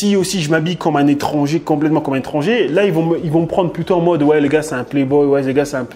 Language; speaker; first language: French; native; French